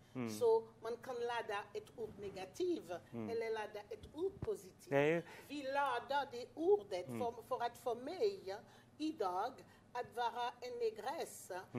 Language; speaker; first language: Swedish; non-native, fluent; French